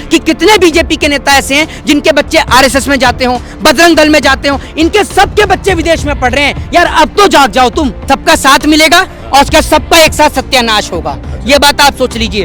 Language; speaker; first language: Hindi; native; Hindi